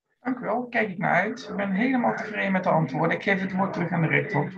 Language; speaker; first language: Dutch; native; Dutch